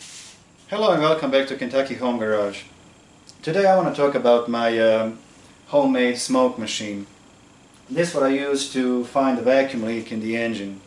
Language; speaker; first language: English; non-native, fluent; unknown